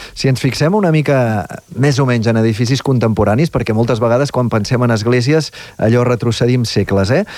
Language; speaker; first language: Catalan; native; Catalan